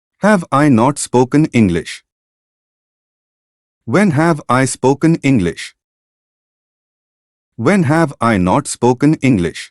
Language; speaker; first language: English; non-native, fluent; Hindi